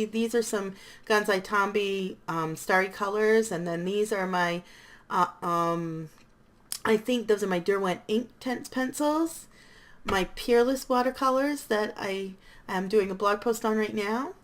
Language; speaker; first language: English; native; English